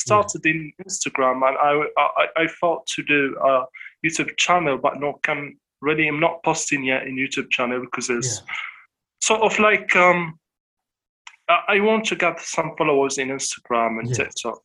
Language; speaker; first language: English; non-native, fluent; Arabic